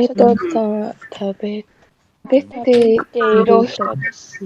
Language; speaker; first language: Japanese; non-native, learner; Mongolian